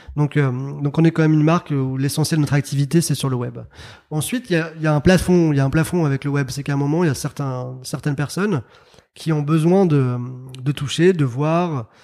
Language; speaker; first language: French; early bilingual, other home language; Arabic